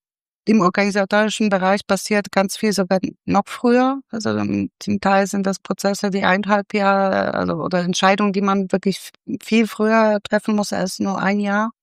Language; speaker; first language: German; non-native, fluent; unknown